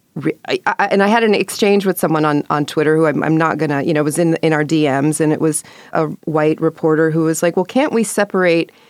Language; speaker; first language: English; native; English